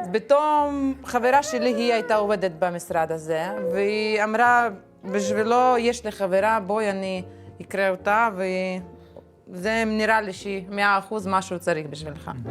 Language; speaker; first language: Hebrew; non-native, fluent; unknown